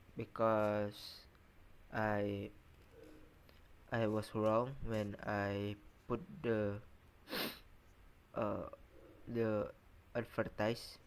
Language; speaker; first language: English; non-native, learner; Indonesian